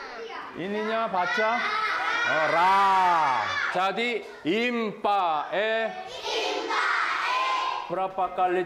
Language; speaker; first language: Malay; non-native, learner; Korean